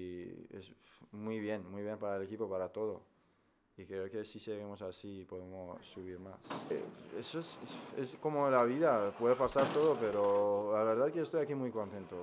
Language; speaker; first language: Spanish; non-native, fluent; Persian